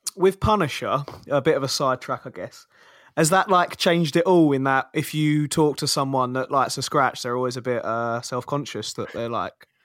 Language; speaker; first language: English; native; English